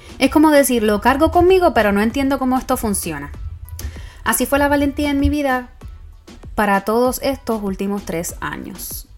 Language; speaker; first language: Spanish; native; Spanish